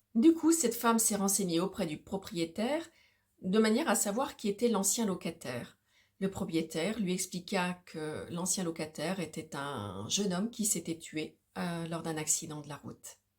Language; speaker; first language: French; native; French